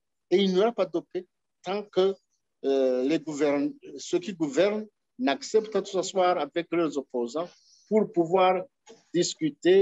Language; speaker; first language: French; non-native, local second language; Rundi